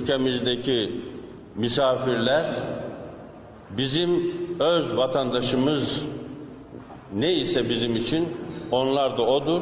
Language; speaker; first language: Turkish; native; Turkish